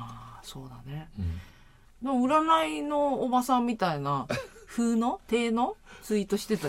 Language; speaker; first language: Japanese; native; Japanese